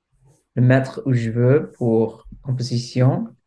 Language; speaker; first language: French; non-native, fluent; English